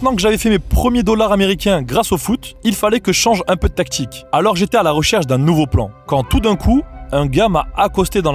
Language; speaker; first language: French; native; French